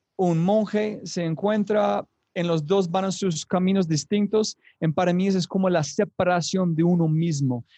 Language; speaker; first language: Spanish; non-native, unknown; English